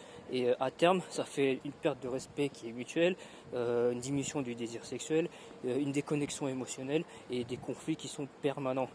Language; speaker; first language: French; native; French